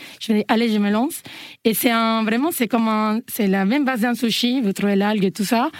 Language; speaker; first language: French; non-native, fluent; Spanish